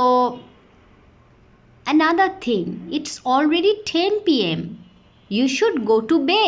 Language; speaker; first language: English; non-native, fluent; Bangla